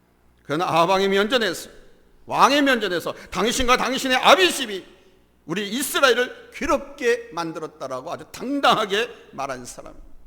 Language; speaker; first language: Korean; native; Korean